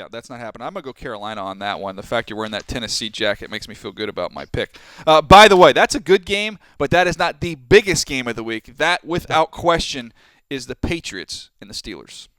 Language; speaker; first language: English; native; English